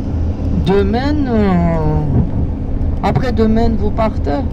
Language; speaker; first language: French; non-native, fluent; Georgian